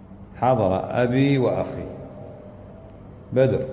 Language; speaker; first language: Arabic; native; Arabic